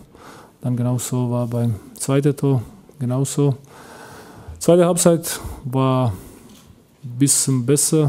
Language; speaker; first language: German; non-native, fluent; Croatian